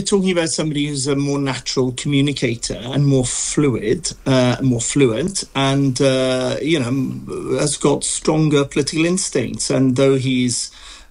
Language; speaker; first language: English; native; English